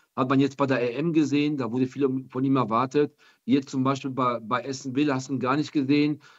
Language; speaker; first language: German; native; German